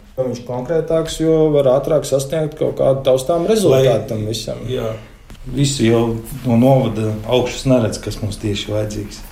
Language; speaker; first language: Latvian; native; Latvian